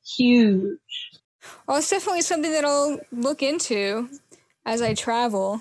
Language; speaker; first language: English; native; English